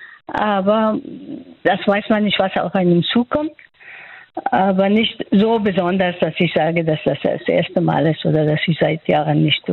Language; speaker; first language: German; non-native, fluent; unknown